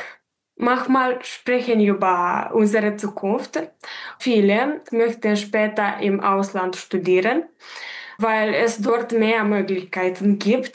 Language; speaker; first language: German; non-native, fluent; Romanian